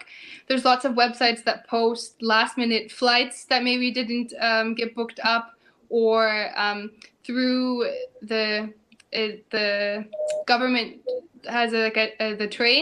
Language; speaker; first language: English; native; English